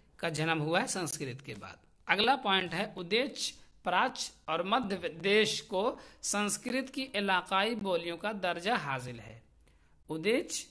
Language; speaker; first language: Hindi; native; Hindi